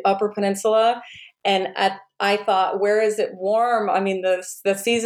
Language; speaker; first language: English; native; English